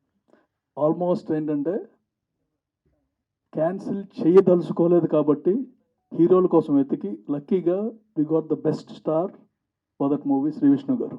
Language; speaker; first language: Telugu; native; Telugu